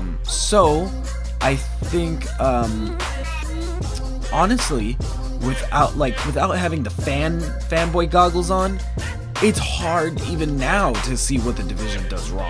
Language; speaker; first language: English; native; English